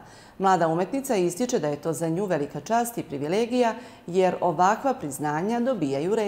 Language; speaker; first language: Serbian; native; Serbian